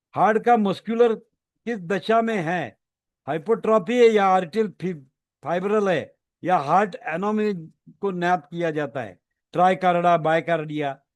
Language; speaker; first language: Hindi; non-native, local second language; Marathi